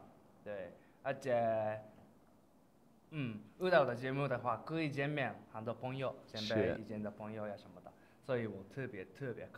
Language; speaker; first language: Chinese; non-native, learner; Japanese